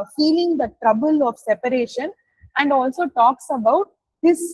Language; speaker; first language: English; non-native, local second language; Tamil